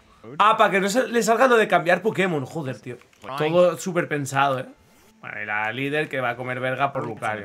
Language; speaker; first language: Spanish; native; Spanish